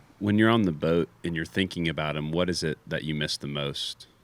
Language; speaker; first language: English; native; English